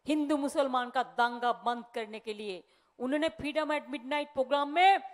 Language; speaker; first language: Hindi; non-native, local second language; Bangla